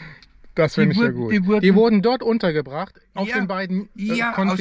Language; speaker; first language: German; non-native, fluent; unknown